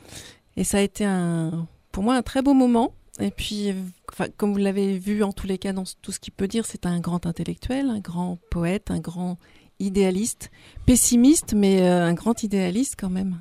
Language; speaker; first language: French; native; French